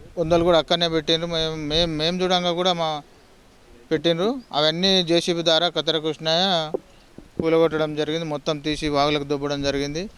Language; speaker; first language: Telugu; native; Telugu